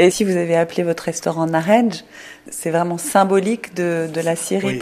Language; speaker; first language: French; native; French